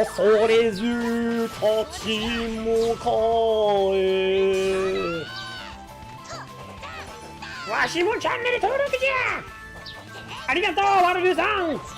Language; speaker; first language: Japanese; native; Japanese